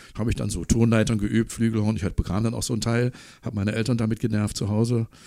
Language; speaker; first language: German; non-native, local second language; English